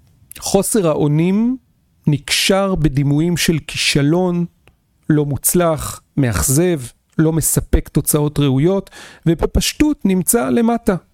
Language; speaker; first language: Hebrew; native; Hebrew